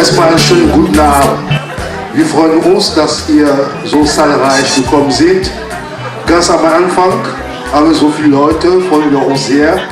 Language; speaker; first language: German; non-native, fluent; French